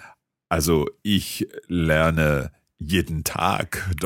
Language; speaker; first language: German; non-native, learner; English